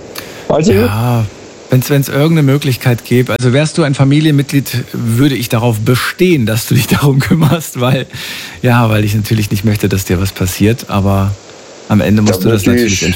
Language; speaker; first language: German; native; German